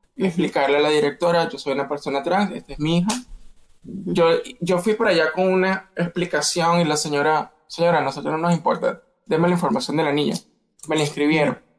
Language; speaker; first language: Spanish; native; Spanish